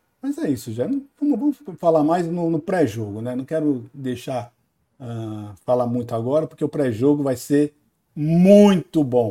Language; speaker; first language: Portuguese; native; Portuguese